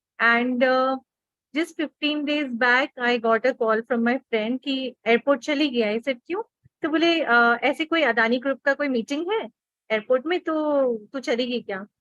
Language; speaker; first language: Hindi; non-native, local second language; Assamese